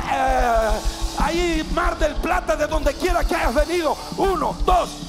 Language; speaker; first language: Spanish; native; Spanish